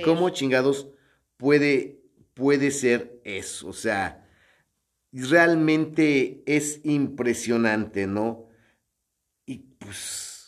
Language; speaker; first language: Spanish; native; Spanish